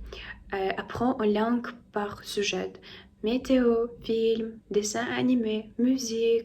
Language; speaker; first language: French; non-native, learner; Russian